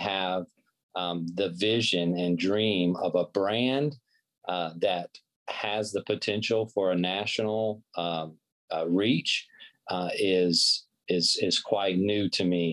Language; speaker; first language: English; native; English